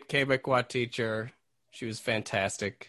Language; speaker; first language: English; native; English